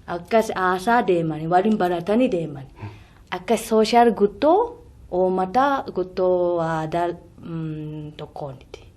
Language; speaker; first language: Oromo; non-native, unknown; Japanese